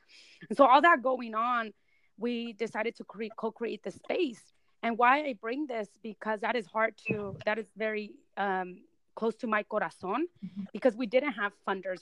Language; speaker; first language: English; early bilingual, other home language; Spanish